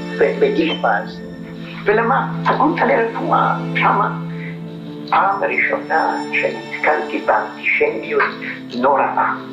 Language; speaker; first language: Hebrew; non-native, fluent; Polish